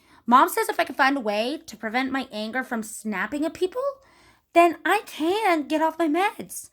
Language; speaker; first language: English; native; English